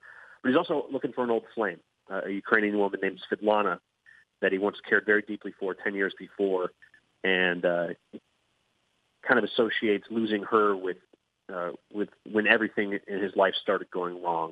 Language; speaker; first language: English; native; English